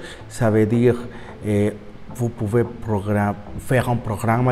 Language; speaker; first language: French; non-native, learner; Spanish